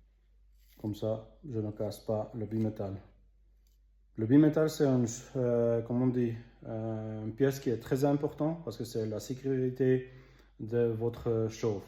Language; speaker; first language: French; non-native, local second language; German